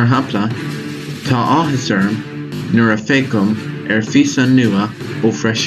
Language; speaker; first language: Irish; non-native, learner; English